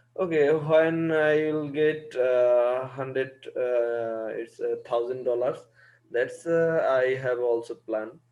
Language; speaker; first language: English; non-native, learner; Bangla